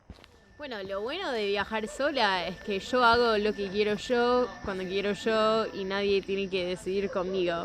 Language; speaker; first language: Spanish; non-native, fluent; English